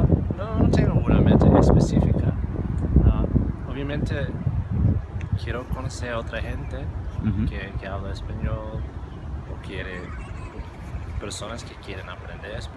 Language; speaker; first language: Spanish; non-native, learner; English